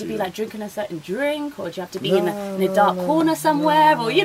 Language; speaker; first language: English; native; English